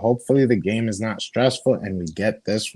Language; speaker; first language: English; native; English